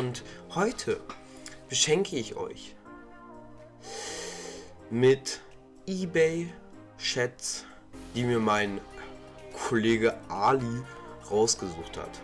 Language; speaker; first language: German; native; German